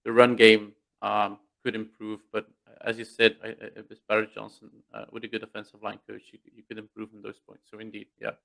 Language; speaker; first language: English; non-native, fluent; Dutch